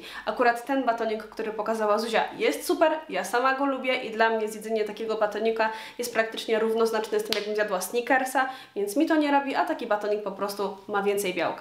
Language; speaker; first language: Polish; native; Polish